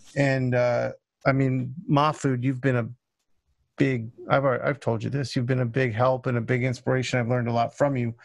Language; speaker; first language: English; native; English